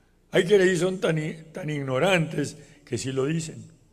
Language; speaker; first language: Spanish; native; Spanish